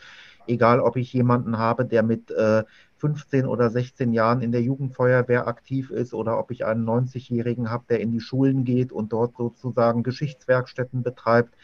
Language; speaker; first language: German; native; German